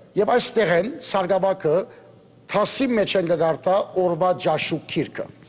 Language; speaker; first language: Armenian; early bilingual, heritage; Armenian